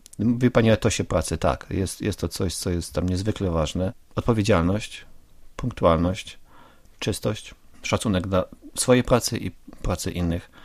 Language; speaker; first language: Polish; native; Polish